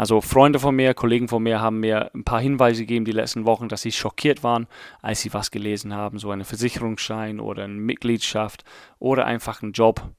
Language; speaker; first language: German; non-native, fluent; English